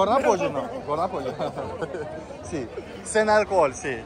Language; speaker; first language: Portuguese; non-native, learner; Russian